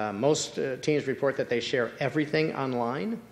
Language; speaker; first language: English; native; English